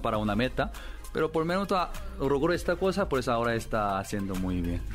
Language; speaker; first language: Spanish; non-native, learner; Korean